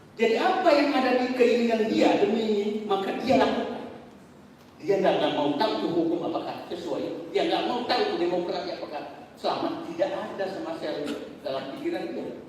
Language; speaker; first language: Indonesian; non-native, local second language; Buginese